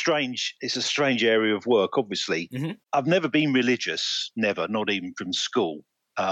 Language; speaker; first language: English; native; English